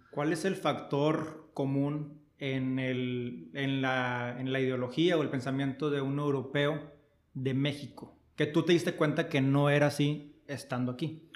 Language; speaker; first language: Spanish; native; Spanish